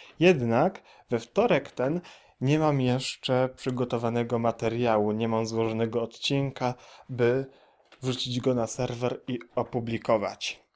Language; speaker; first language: Polish; native; Polish